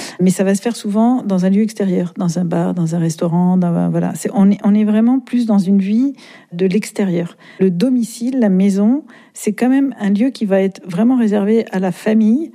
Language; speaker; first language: French; native; French